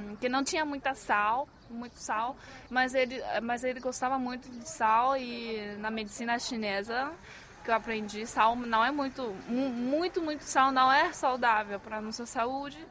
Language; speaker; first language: Portuguese; non-native, fluent; Chinese